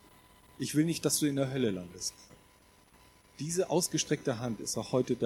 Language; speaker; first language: German; native; German